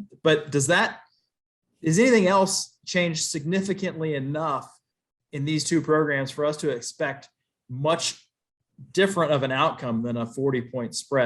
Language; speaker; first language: English; native; English